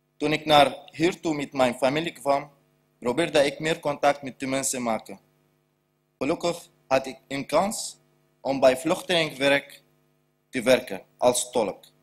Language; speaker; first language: Dutch; non-native, learner; Arabic